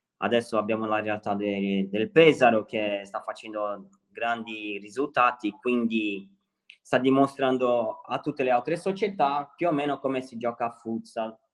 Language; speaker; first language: Italian; non-native, fluent; Portuguese